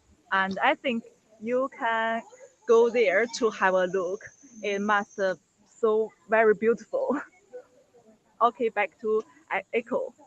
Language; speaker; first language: English; non-native, learner; Chinese